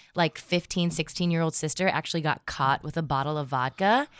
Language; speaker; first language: English; native; English